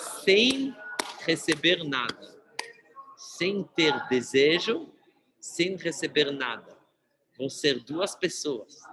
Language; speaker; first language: Portuguese; non-native, fluent; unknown